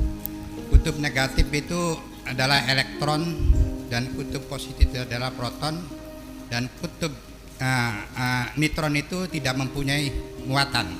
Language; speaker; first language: Indonesian; non-native, local second language; Javanese